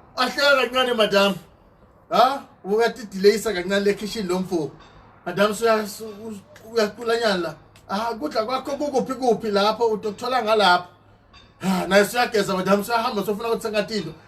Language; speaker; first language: Zulu; non-native, local second language; Swati